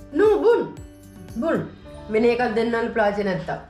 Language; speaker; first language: Romanian; non-native, learner; Sinhala